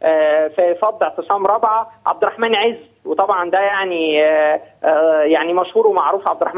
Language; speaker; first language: Arabic; native; Arabic